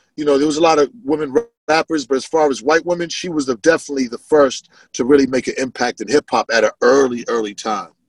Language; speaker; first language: English; native; English